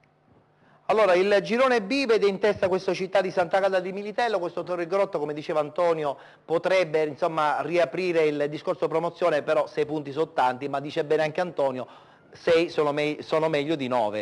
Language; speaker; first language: Italian; native; Italian